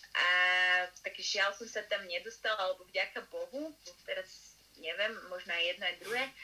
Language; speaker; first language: Slovak; native; Slovak